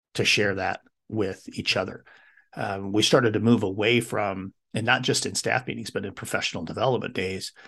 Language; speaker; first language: English; native; English